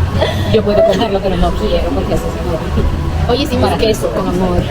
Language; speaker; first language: Spanish; non-native, learner; Polish